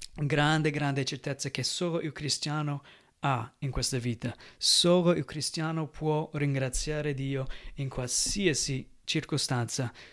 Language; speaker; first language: Italian; non-native, fluent; English